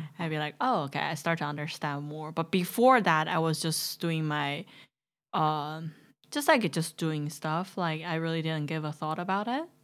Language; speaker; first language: English; non-native, fluent; Chinese